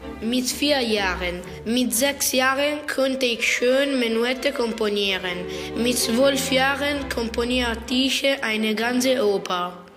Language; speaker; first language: German; non-native, learner; Italian